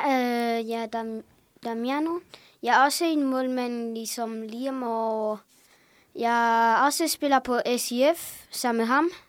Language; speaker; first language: Danish; early bilingual, other home language; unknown